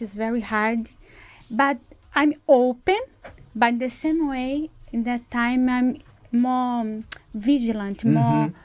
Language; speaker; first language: English; non-native, learner; Portuguese